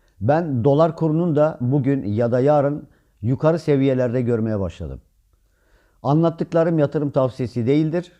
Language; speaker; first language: Turkish; native; Turkish